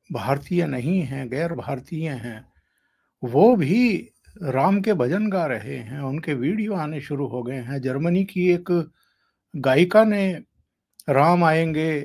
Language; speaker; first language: Hindi; native; Hindi